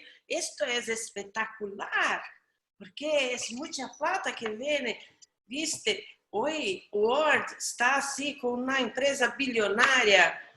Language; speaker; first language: Portuguese; non-native, learner; Spanish